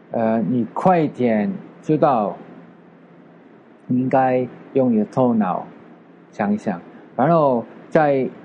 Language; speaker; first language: Chinese; non-native, learner; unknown